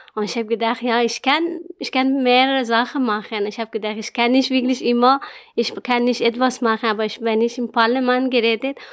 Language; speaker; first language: German; non-native, learner; Persian